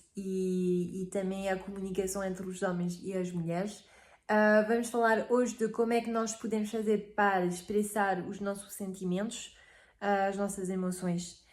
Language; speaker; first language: Portuguese; non-native, fluent; French